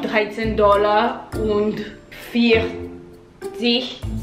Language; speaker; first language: German; non-native, learner; English